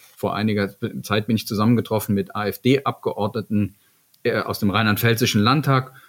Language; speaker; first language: German; native; German